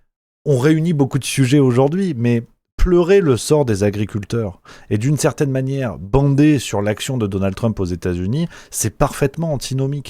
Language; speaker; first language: French; native; French